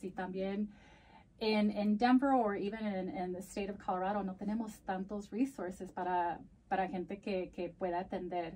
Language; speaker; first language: Spanish; early bilingual, heritage; Spanish